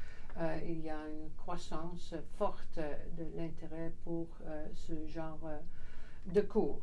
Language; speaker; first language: French; non-native, fluent; Dutch